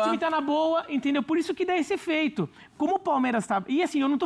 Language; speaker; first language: Portuguese; native; Portuguese